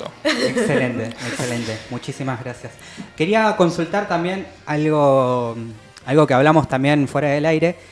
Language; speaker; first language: Spanish; native; Spanish